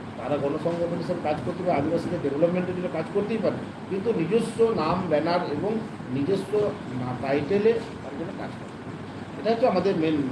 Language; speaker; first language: Bangla; non-native, local second language; Santali